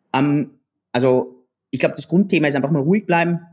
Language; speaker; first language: German; native; German